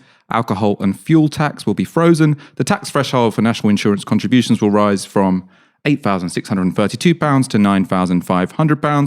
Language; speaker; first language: English; native; English